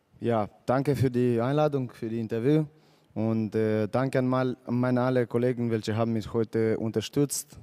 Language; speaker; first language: German; non-native, fluent; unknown